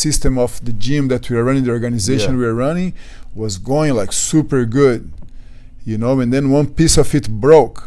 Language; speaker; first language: English; non-native, fluent; Portuguese